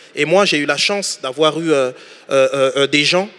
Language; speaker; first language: French; native; French